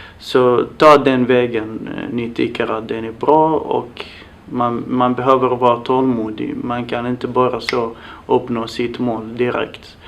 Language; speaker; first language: Swedish; non-native, fluent; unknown